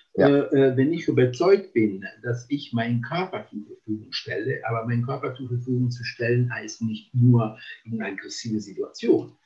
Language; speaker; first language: German; non-native, fluent; Italian